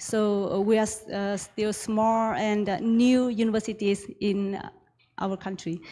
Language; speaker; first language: English; non-native, learner; Vietnamese